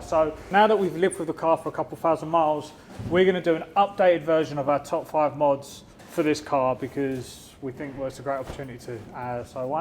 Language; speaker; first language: English; native; English